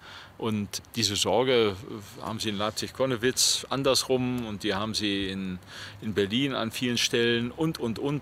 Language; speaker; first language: German; native; German